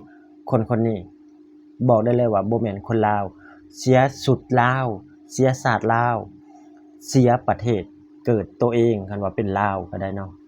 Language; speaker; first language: Thai; non-native, local second language; Northeastern Thai